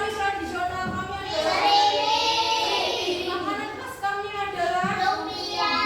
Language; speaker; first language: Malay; non-native, local second language; Javanese